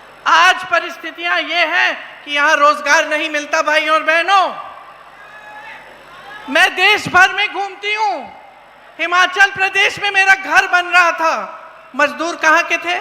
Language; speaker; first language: Hindi; native; Hindi